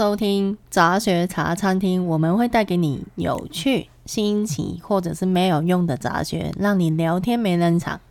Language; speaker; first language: Chinese; native; Chinese